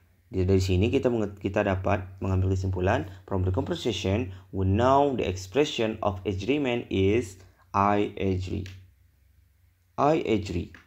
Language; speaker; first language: English; non-native, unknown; Indonesian